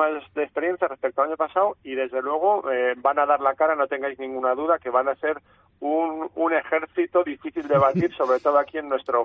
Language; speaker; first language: Spanish; native; Spanish